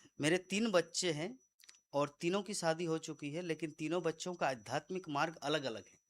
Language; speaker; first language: Hindi; native; Hindi